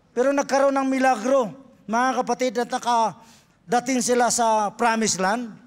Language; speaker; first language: Filipino; non-native, local second language; Cebuano